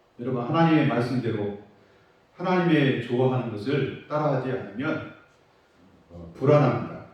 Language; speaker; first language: Korean; native; Korean